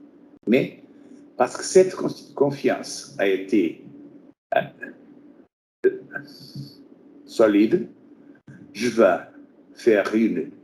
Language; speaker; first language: French; non-native, fluent; Portuguese